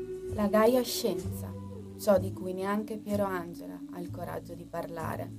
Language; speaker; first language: Italian; native; Italian